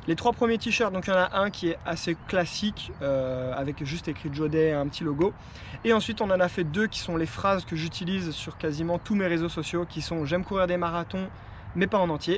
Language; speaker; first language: French; native; French